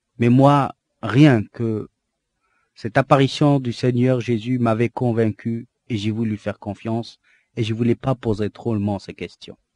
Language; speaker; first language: French; non-native, local second language; Arabic